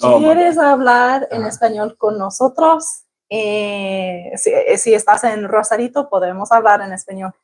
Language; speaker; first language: Spanish; non-native, learner; English